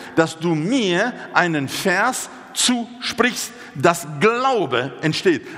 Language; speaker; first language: German; non-native, fluent; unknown